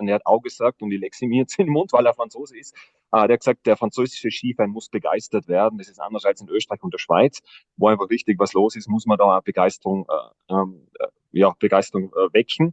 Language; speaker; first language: German; native; German